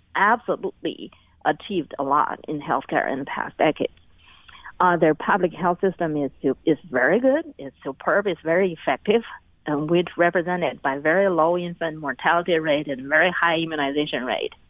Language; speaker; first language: English; non-native, fluent; Chinese